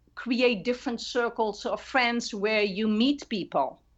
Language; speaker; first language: English; non-native, fluent; Dutch